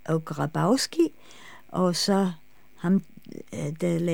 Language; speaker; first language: Danish; non-native, fluent; English